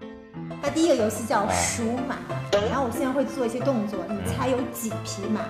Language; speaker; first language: Chinese; native; Chinese